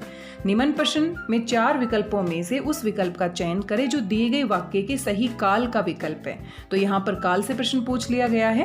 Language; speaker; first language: Hindi; native; Hindi